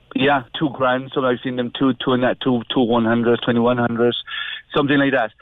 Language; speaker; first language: English; non-native, fluent; Spanish